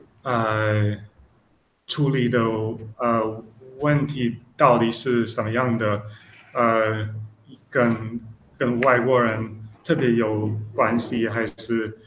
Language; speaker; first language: Chinese; non-native, learner; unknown